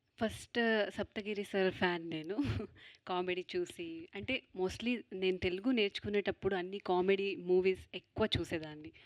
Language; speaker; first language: Telugu; non-native, fluent; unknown